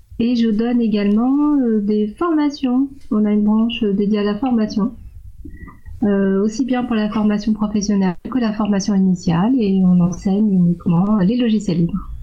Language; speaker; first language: French; non-native, fluent; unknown